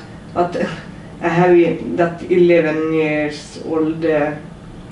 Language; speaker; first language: English; non-native, learner; Norwegian